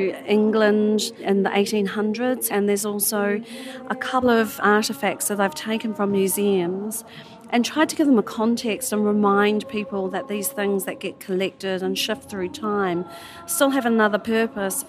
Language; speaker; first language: English; native; English